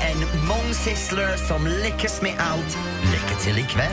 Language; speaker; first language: Swedish; non-native, fluent; English